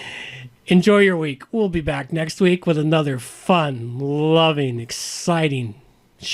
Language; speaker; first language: English; native; English